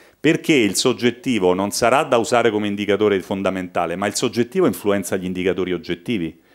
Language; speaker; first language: Italian; native; Italian